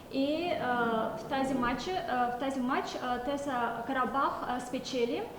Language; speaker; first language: Bulgarian; non-native, learner; Azerbaijani